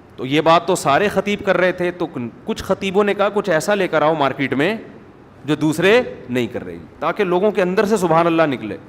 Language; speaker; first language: Urdu; native; Urdu